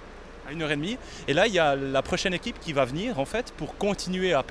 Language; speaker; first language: French; native; French